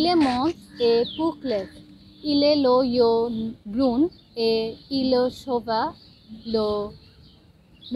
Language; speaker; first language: French; non-native, learner; Bangla